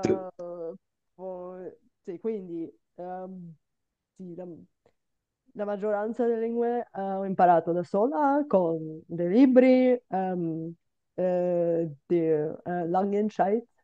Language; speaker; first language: Italian; non-native, fluent; Bulgarian